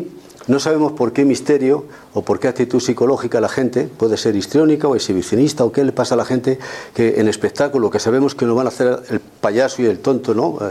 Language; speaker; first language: Spanish; native; Spanish